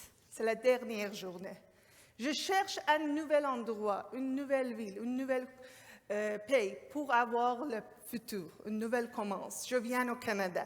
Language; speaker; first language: French; non-native, learner; Persian